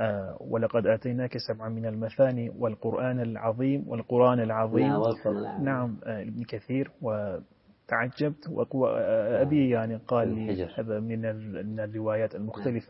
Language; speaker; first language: Arabic; non-native, fluent; Turkish